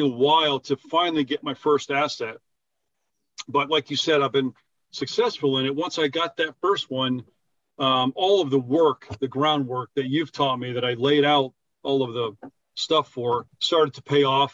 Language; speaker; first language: English; native; English